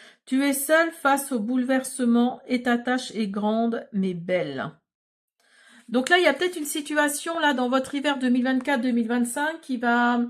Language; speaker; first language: French; native; French